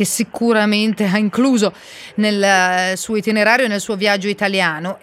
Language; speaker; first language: Italian; native; Italian